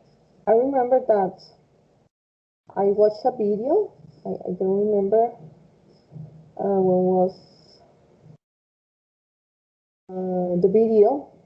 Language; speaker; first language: English; non-native, fluent; Spanish